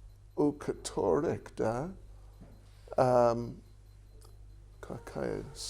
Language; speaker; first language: Russian; non-native, learner; English